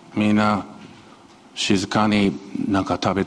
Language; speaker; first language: Japanese; non-native, fluent; Chinese